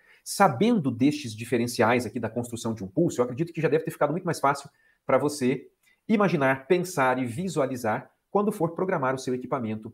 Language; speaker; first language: Portuguese; native; Portuguese